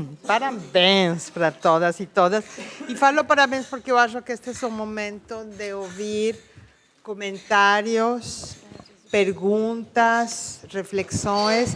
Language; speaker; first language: Portuguese; non-native, fluent; Spanish